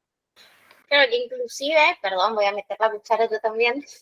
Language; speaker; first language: Spanish; native; Spanish